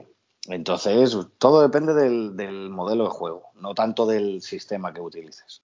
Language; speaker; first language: Spanish; native; Spanish